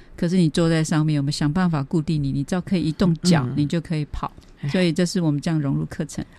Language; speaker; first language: Chinese; native; Chinese